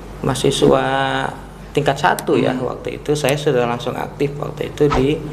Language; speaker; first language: Indonesian; native; Indonesian